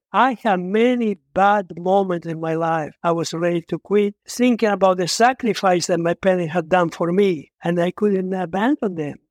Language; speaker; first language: English; non-native, fluent; Italian